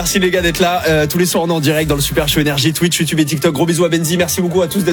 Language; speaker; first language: French; native; French